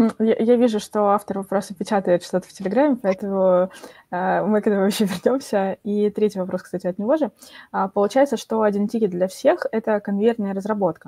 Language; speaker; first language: Russian; native; Russian